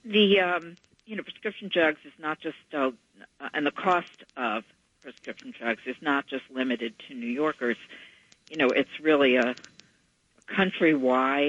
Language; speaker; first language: English; native; English